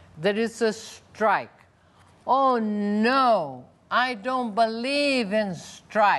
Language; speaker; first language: English; non-native, fluent; Portuguese